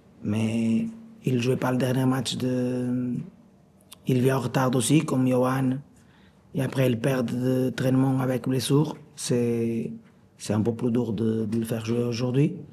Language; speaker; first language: French; non-native, learner; Portuguese